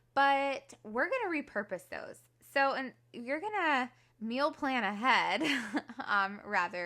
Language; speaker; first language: English; native; English